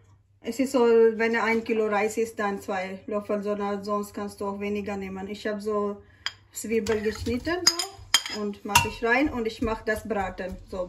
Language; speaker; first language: German; non-native, learner; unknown